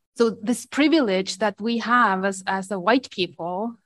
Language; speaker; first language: English; non-native, fluent; Estonian